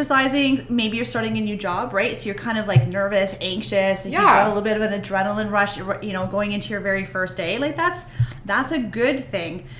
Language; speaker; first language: English; native; English